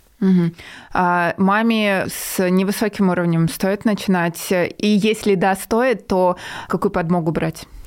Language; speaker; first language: Russian; native; Russian